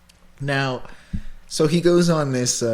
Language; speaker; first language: English; native; English